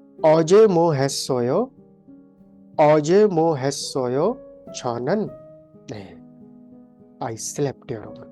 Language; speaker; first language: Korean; non-native, fluent; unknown